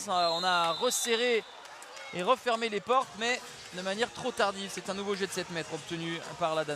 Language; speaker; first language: French; native; French